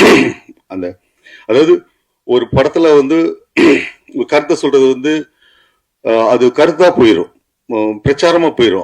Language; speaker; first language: Tamil; native; Tamil